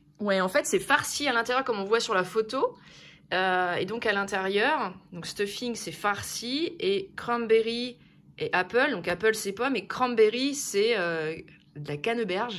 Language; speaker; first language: French; native; French